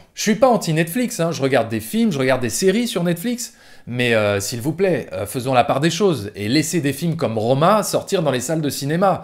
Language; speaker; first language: French; native; French